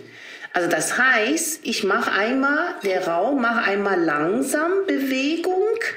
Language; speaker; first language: German; non-native, learner; Chinese